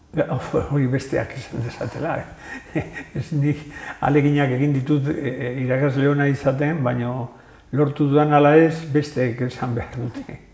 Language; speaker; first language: Basque; non-native, local second language; Spanish